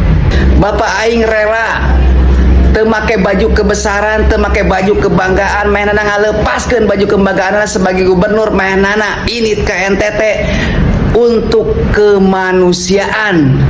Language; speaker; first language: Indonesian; non-native, local second language; Sundanese